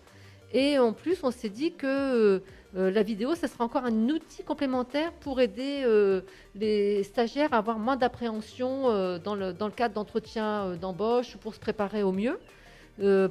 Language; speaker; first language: French; native; French